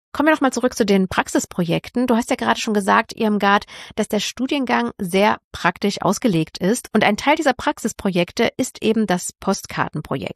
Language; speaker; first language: German; native; German